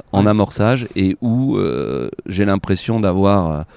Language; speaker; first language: French; native; French